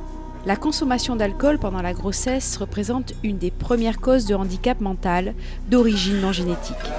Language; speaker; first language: French; native; French